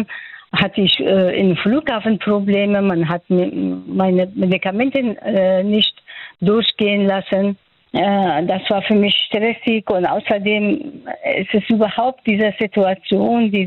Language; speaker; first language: German; non-native, fluent; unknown